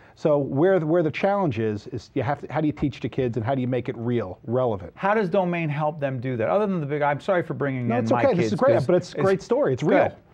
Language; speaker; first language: English; native; English